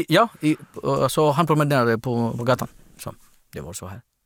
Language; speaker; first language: Swedish; non-native, fluent; Greek